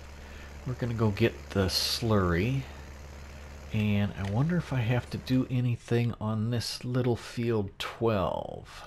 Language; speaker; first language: English; native; English